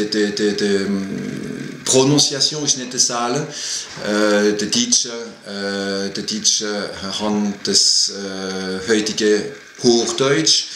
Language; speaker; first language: German; non-native, fluent; French